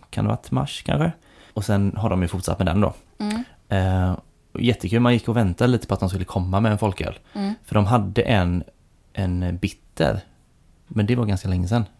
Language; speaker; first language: Swedish; native; Swedish